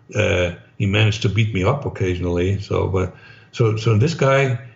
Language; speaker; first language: English; non-native, fluent; German